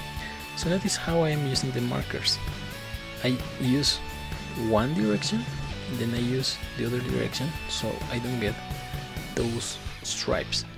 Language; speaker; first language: English; non-native, fluent; Spanish